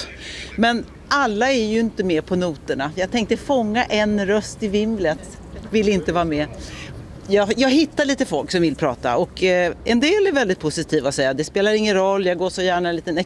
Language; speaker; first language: Swedish; native; Swedish